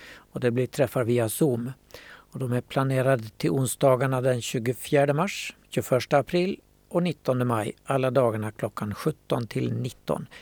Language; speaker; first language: Swedish; native; Swedish